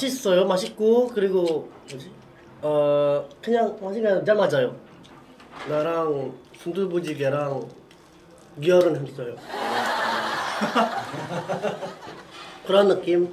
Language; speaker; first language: Korean; non-native, learner; Indonesian